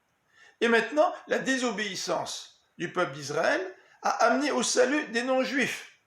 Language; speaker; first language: French; native; French